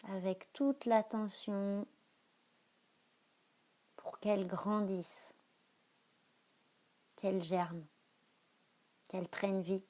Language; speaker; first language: French; native; French